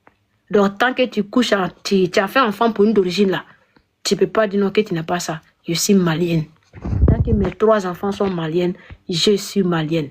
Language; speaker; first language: French; non-native, local second language; Dyula